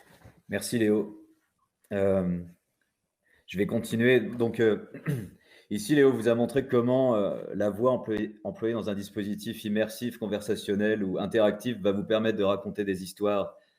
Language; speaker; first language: French; native; French